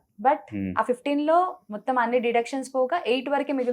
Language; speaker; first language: Telugu; native; Telugu